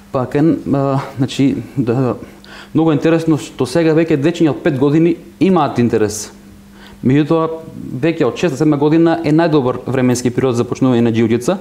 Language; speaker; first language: Macedonian; native; Macedonian